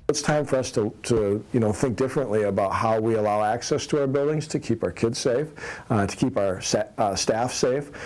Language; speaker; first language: English; native; English